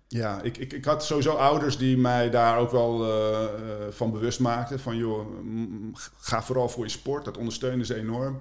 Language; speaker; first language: Dutch; native; Dutch